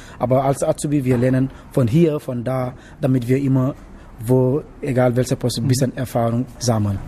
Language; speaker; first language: German; non-native, learner; Wolof